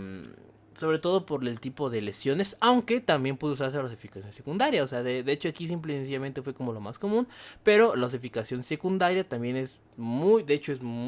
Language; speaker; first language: Spanish; native; Spanish